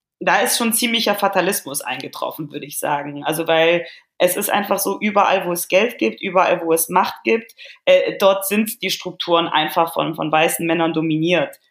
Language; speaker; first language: German; early bilingual, other home language; Polish